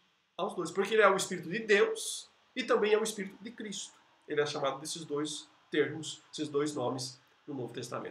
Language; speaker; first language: Portuguese; native; Portuguese